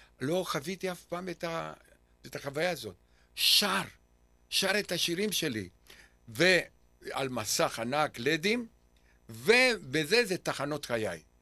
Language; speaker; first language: Hebrew; non-native, fluent; Romanian